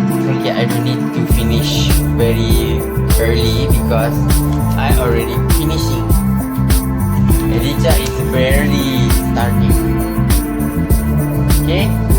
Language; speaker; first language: English; non-native, local second language; Malay